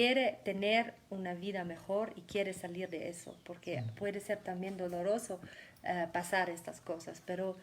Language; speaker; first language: Spanish; non-native, fluent; German